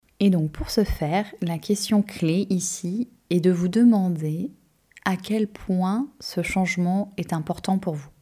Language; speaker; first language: French; native; French